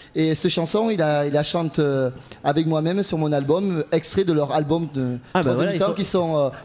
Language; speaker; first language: French; native; French